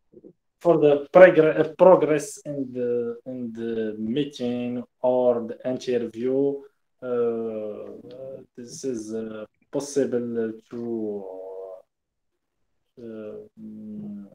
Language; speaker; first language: English; non-native, learner; Arabic